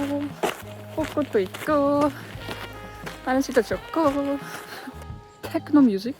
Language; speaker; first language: Korean; non-native, learner; English